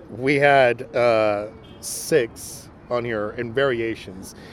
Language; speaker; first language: English; non-native, fluent; Spanish